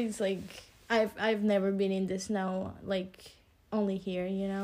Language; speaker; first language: English; early bilingual, other home language; Spanish